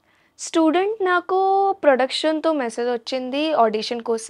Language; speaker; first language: Telugu; non-native, learner; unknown